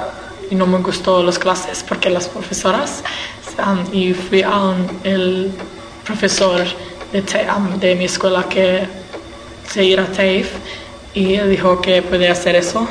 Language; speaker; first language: Spanish; early bilingual, heritage; English